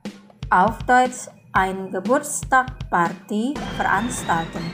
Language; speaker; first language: German; non-native, fluent; Indonesian